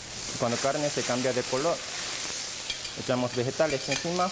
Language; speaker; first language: Spanish; non-native, fluent; Japanese